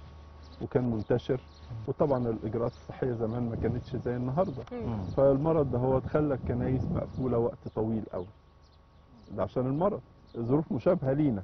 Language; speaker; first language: Arabic; native; Arabic